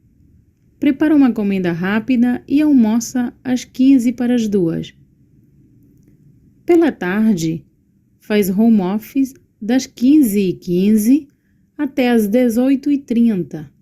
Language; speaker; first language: Portuguese; non-native, learner; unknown